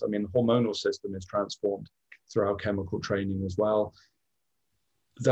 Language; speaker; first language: English; native; English